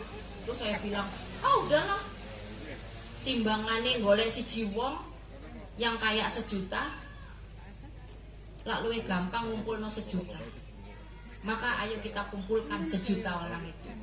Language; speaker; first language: Indonesian; native; Indonesian